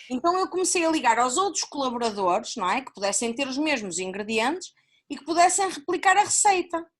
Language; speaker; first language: Portuguese; native; Portuguese